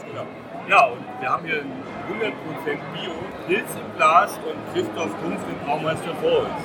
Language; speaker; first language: German; native; German